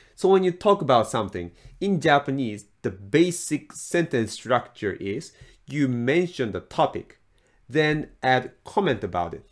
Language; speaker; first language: English; non-native, fluent; Japanese